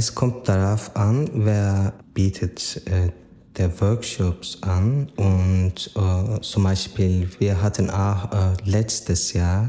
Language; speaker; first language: German; non-native, learner; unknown